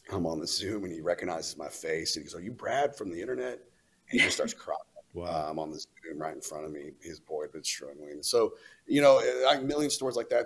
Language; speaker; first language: English; native; English